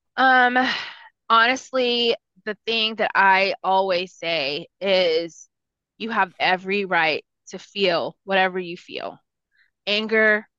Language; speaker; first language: English; early bilingual, other home language; Spanish